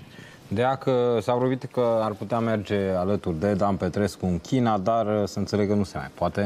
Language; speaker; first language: Romanian; native; Romanian